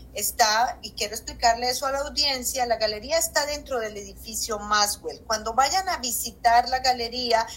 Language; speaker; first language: Spanish; native; Spanish